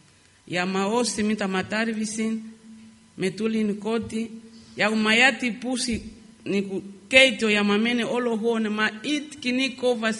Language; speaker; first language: Finnish; non-native, learner; Lingala